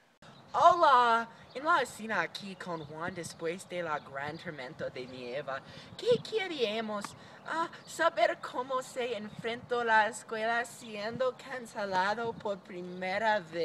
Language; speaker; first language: Spanish; non-native, learner; English